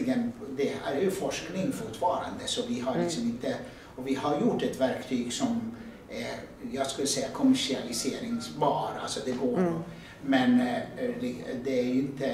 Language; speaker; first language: Swedish; non-native, fluent; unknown